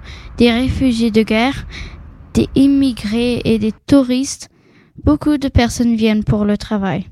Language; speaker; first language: French; early bilingual, heritage; English